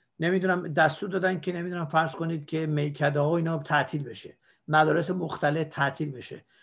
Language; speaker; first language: Persian; native; Persian